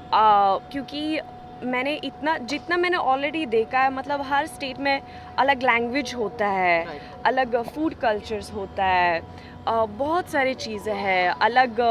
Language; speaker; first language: Hindi; non-native, fluent; Swedish